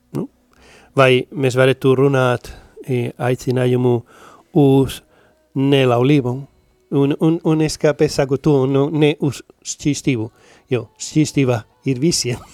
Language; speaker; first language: Latvian; non-native, learner; Spanish